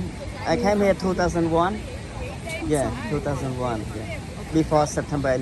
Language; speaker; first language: English; non-native, learner; Khmer